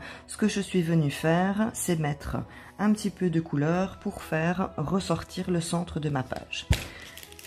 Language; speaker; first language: French; native; French